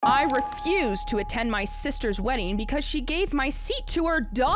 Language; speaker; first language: English; native; English